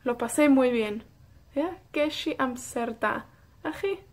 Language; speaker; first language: Spanish; non-native, fluent; Welsh